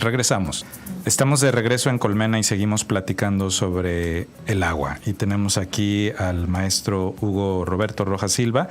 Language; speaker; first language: Spanish; native; Spanish